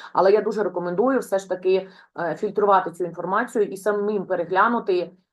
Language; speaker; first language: Ukrainian; non-native, local second language; Russian